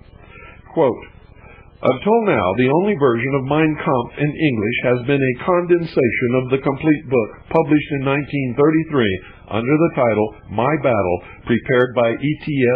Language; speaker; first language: English; native; English